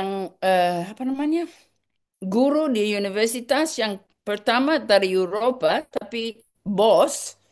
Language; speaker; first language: Indonesian; non-native, learner; English